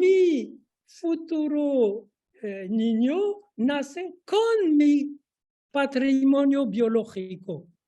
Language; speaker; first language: Spanish; non-native, fluent; French